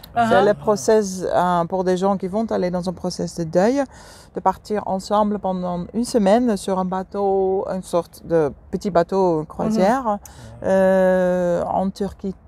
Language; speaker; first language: French; non-native, fluent; Dutch